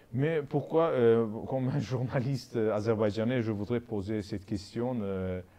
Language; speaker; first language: French; non-native, learner; Azerbaijani